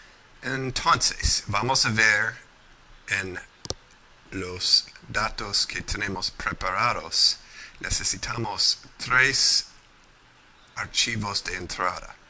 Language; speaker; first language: Spanish; non-native, fluent; English